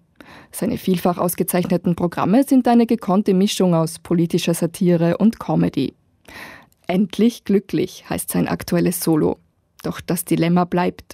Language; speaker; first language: German; native; German